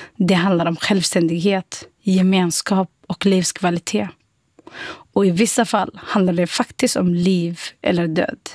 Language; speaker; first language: Swedish; non-native, fluent; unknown